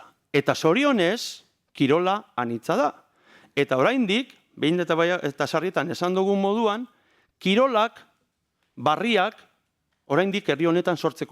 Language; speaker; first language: Basque; native; Basque